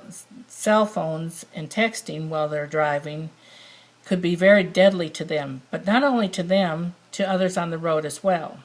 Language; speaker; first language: English; native; English